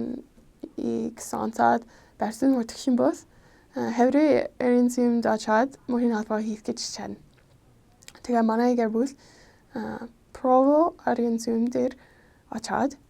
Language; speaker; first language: Mongolian; non-native, fluent; English